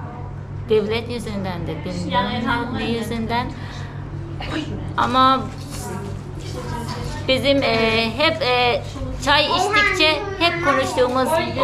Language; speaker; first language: Turkish; non-native, fluent; Turkmen